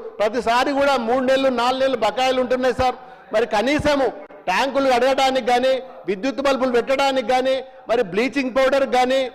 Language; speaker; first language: Telugu; native; Telugu